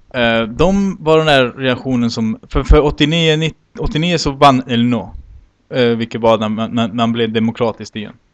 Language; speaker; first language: Swedish; native; Swedish